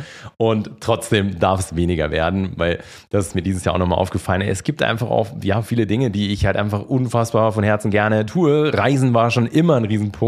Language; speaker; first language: German; native; German